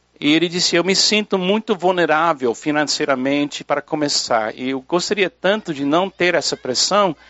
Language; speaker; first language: Portuguese; non-native, fluent; English